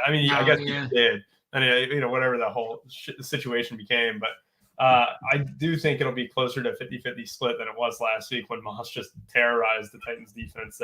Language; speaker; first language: English; native; English